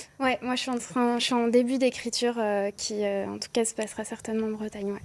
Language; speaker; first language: French; native; French